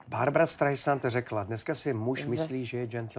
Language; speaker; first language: Czech; native; Czech